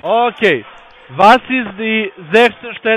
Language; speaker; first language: German; non-native, learner; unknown